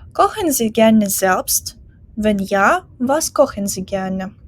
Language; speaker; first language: German; non-native, fluent; Ukrainian